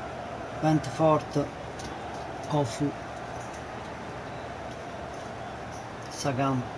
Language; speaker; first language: Japanese; non-native, learner; Italian